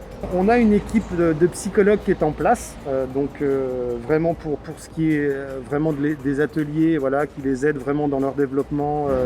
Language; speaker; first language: French; native; French